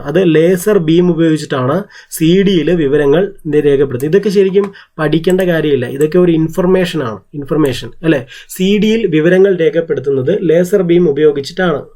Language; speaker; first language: Malayalam; native; Malayalam